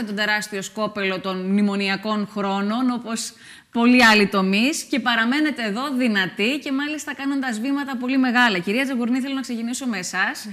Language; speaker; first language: Greek; native; Greek